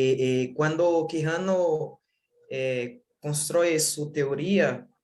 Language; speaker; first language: Spanish; non-native, learner; Portuguese